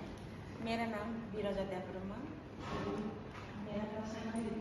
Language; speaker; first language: Hindi; non-native, local second language; Kok Borok